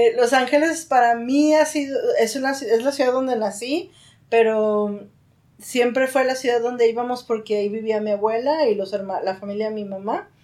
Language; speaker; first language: Spanish; native; Spanish